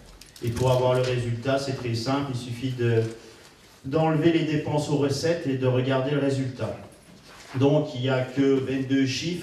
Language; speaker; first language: French; native; French